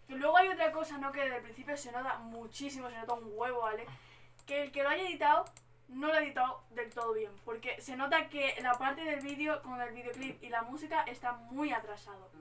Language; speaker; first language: Spanish; native; Spanish